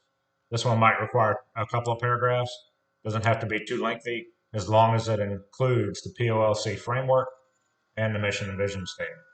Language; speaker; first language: English; native; English